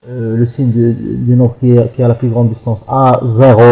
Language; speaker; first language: French; non-native, local second language; Arabic